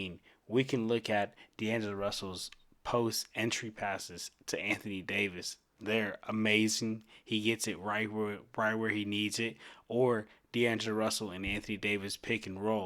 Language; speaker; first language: English; native; English